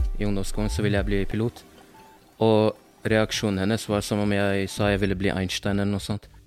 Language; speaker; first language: Norwegian; early bilingual, other home language; Arabic